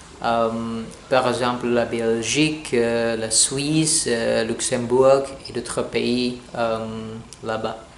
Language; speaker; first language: French; non-native, learner; Indonesian